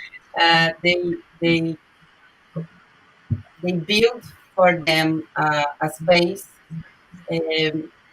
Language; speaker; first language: English; non-native, learner; Portuguese